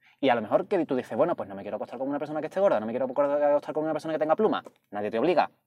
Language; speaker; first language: Spanish; native; Spanish